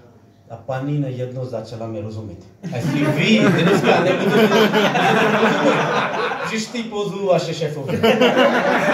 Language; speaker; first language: Czech; non-native, learner; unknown